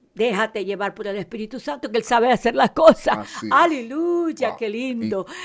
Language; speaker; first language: Spanish; native; Spanish